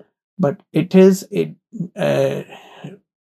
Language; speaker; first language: English; non-native, local second language; Punjabi